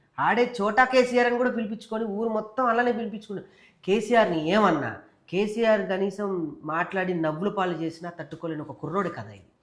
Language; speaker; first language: Telugu; native; Telugu